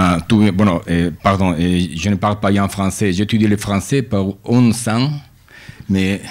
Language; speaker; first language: French; non-native, learner; Spanish